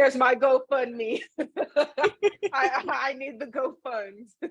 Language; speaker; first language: English; native; English